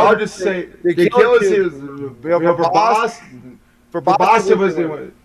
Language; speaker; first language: English; native; English